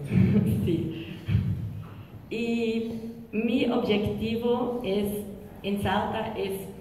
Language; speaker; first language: Spanish; non-native, learner; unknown